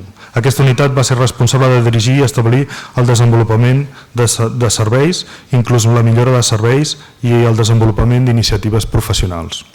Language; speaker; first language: Catalan; native; Catalan